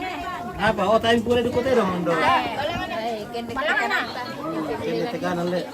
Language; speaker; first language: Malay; non-native, local second language; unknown